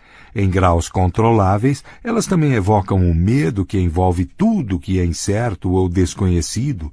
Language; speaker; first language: Portuguese; native; Portuguese